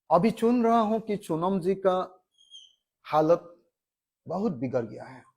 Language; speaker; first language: Hindi; non-native, local second language; Assamese